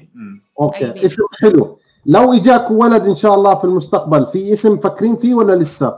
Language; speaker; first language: Arabic; native; Arabic